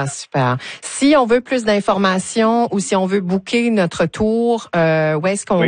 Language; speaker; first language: French; native; French